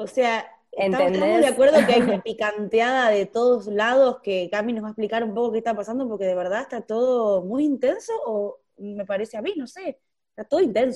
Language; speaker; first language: Spanish; native; Spanish